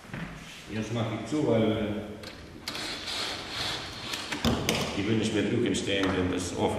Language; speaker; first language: German; non-native, learner; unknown